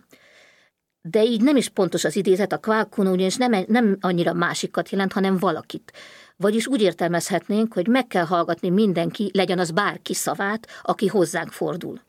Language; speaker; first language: Hungarian; native; Hungarian